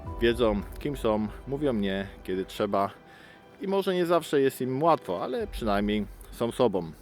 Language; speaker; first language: Polish; native; Polish